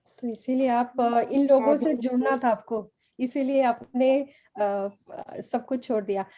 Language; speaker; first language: Hindi; native; Hindi